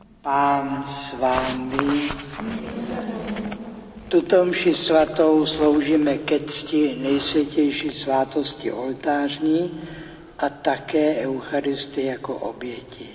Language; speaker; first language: Czech; native; Czech